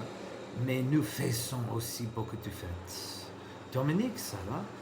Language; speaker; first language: French; non-native, learner; English